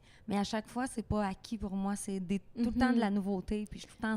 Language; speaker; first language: French; native; French